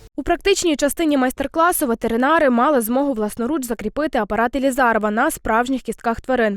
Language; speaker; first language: Ukrainian; native; Ukrainian